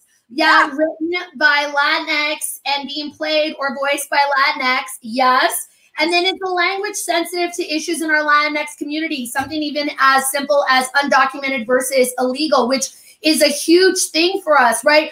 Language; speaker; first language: English; early bilingual, other home language; Spanish